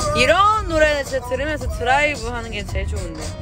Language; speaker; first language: Korean; non-native, fluent; Chinese